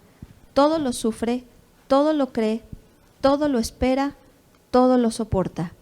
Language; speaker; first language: Spanish; native; Spanish